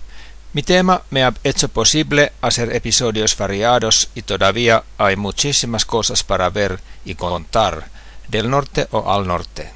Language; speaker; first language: Spanish; non-native, fluent; Finnish